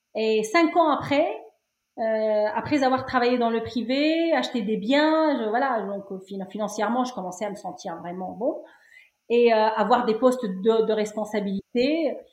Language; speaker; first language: French; non-native, local second language; Arabic